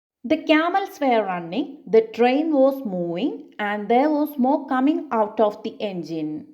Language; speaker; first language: English; non-native, local second language; Malayalam